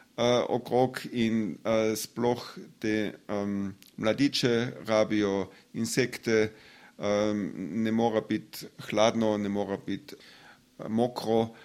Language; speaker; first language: Slovenian; non-native, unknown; German